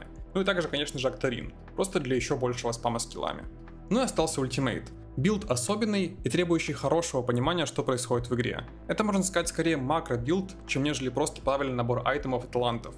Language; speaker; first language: Russian; native; Russian